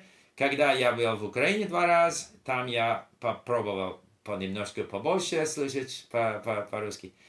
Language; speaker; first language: Russian; non-native, learner; English